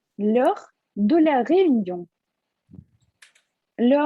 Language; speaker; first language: French; non-native, fluent; Russian